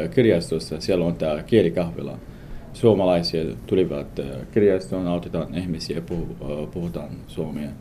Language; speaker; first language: Finnish; non-native, learner; Arabic